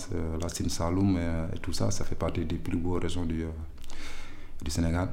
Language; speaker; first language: French; non-native, local second language; Wolof